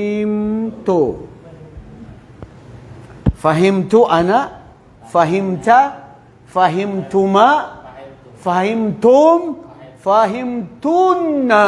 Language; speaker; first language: Arabic; non-native, fluent; Filipino